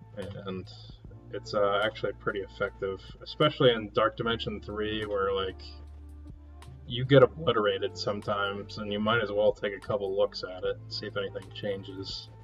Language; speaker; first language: English; native; English